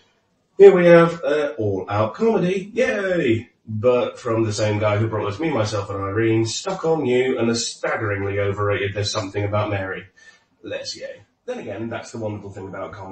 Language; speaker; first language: English; native; English